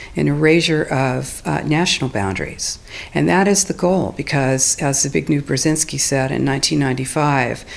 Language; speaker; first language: English; native; English